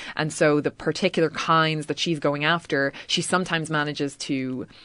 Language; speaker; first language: English; native; English